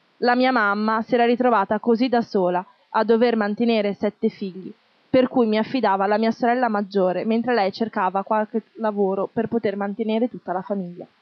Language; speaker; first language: Italian; non-native, fluent; Arabic